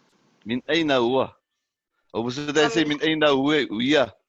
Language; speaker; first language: Arabic; non-native, learner; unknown